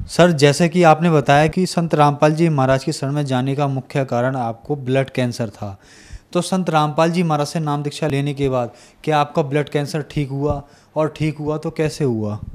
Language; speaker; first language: Hindi; native; Hindi